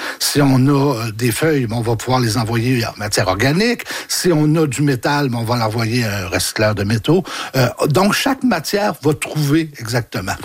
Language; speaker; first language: French; native; French